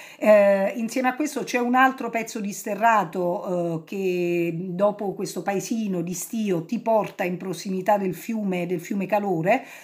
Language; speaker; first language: Italian; native; Italian